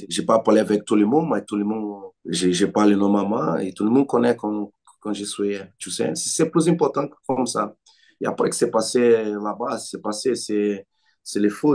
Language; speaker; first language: French; non-native, learner; Portuguese